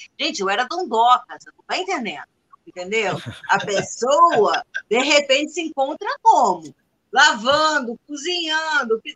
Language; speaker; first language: Portuguese; non-native, fluent; Spanish